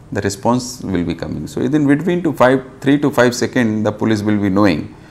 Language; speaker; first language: English; non-native, local second language; Hindi